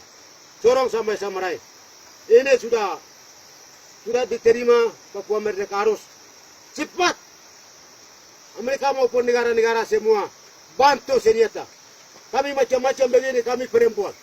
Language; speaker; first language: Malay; non-native, local second language; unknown